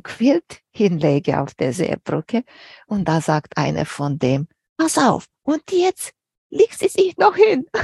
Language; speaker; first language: German; non-native, fluent; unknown